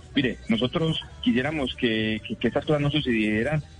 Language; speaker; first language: Spanish; native; Spanish